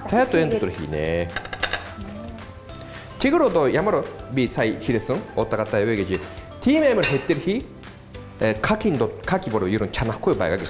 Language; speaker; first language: Mongolian; non-native, fluent; Japanese